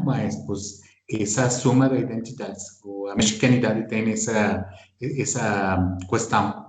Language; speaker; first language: Portuguese; non-native, fluent; Spanish